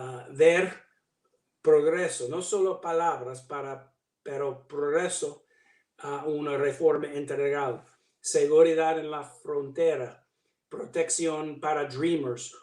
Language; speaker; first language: Spanish; non-native, learner; English